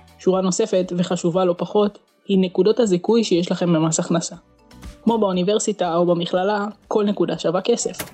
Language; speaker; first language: Hebrew; native; Hebrew